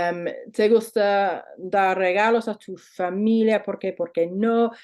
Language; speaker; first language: Spanish; non-native, fluent; English